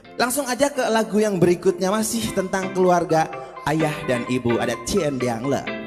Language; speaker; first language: Indonesian; native; Indonesian